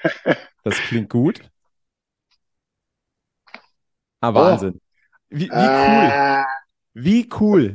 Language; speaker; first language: German; native; German